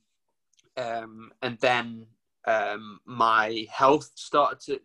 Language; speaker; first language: English; native; English